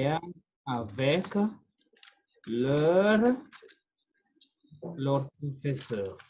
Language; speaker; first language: French; non-native, fluent; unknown